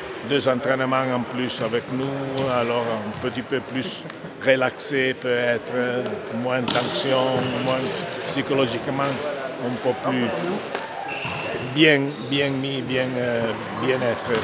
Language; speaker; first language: French; non-native, learner; Italian